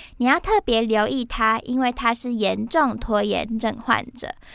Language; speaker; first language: Chinese; native; Chinese